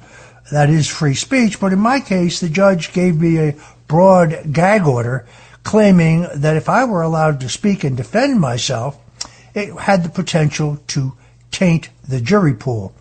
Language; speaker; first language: English; native; English